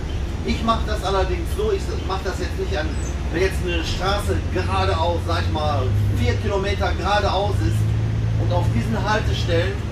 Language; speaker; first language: German; native; German